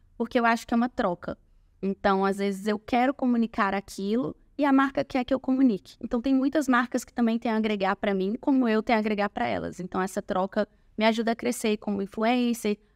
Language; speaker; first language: Portuguese; native; Portuguese